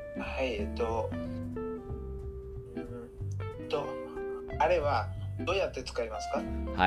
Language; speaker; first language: Japanese; non-native, learner; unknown